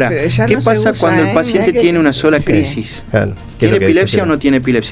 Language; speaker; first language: Spanish; native; Spanish